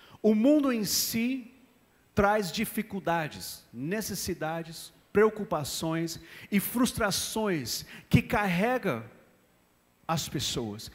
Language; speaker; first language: Portuguese; non-native, fluent; English